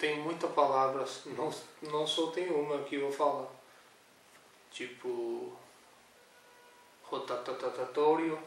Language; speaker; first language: Portuguese; non-native, learner; Urdu